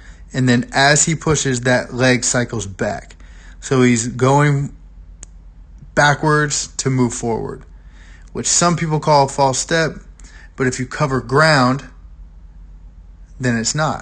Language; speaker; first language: English; native; English